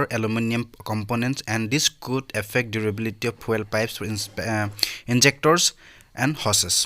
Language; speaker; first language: English; non-native, local second language; Assamese